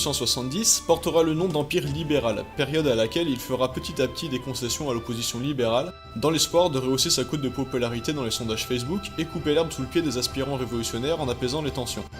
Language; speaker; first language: French; native; French